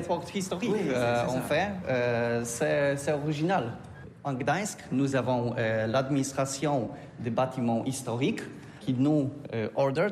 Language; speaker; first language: French; non-native, learner; Polish